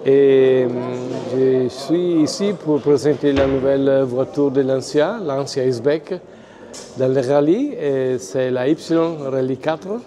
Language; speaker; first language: French; non-native, fluent; Italian